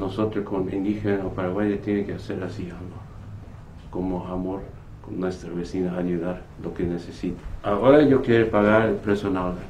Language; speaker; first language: Spanish; non-native, learner; Plautdietsch